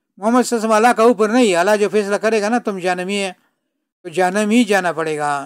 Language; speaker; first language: Urdu; non-native, local second language; Pashto